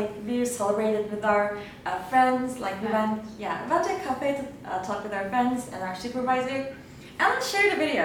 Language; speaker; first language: English; non-native, fluent; Turkish